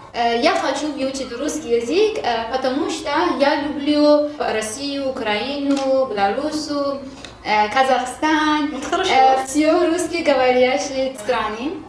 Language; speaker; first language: Russian; non-native, learner; Persian